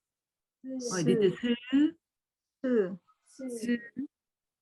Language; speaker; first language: French; early bilingual, other home language; Korean